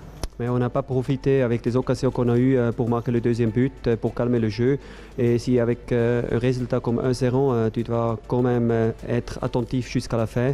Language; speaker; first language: French; non-native, fluent; German